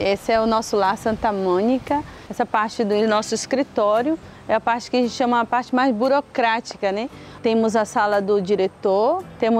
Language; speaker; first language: Portuguese; native; Portuguese